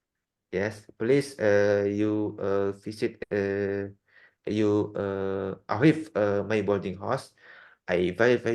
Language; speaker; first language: English; non-native, learner; Indonesian